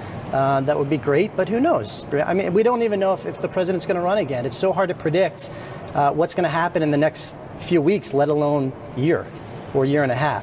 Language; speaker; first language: English; native; English